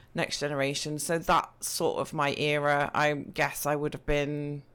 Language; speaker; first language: English; native; English